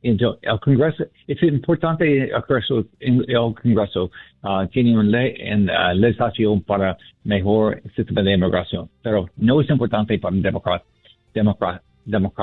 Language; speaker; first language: Spanish; non-native, learner; English